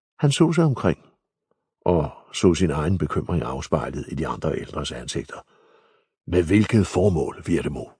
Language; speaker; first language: Danish; native; Danish